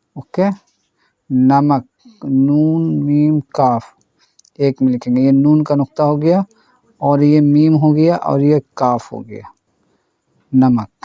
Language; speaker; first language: Hindi; native; Hindi